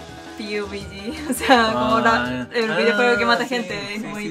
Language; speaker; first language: Spanish; non-native, fluent; Japanese